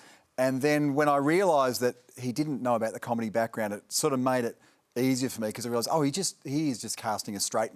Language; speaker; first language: English; native; English